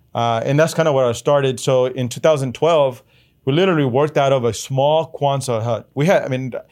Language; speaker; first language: English; early bilingual, other home language; Spanish